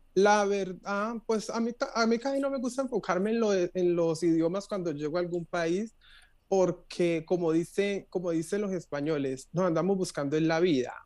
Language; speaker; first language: Spanish; native; Spanish